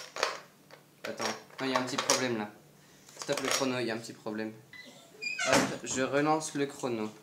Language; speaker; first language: French; native; French